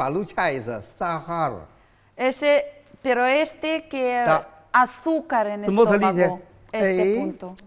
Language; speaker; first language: Spanish; non-native, learner; Russian